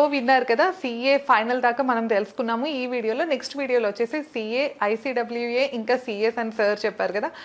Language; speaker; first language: Telugu; native; Telugu